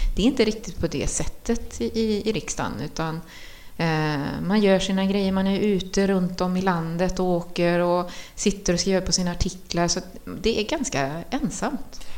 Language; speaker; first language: Swedish; early bilingual, other home language; Spanish